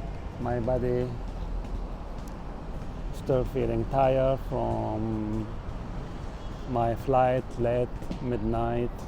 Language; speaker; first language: English; non-native, learner; Arabic